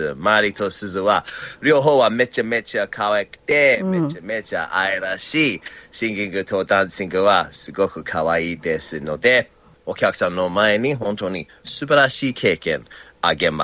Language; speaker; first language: Japanese; non-native, learner; English